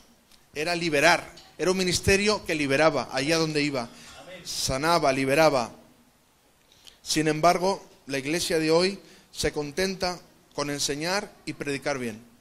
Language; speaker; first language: Spanish; native; Spanish